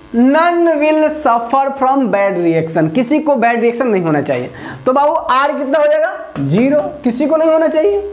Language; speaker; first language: Hindi; native; Hindi